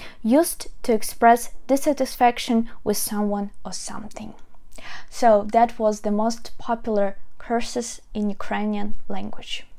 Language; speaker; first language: English; non-native, fluent; Ukrainian